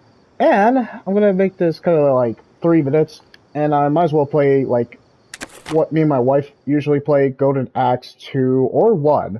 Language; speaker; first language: English; native; English